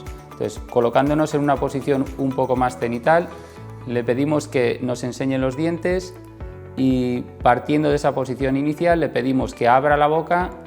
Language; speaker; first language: Spanish; native; Spanish